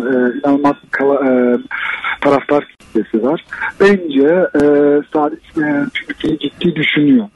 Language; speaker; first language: Turkish; early bilingual, heritage; Turkish